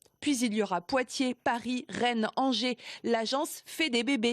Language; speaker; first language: French; native; French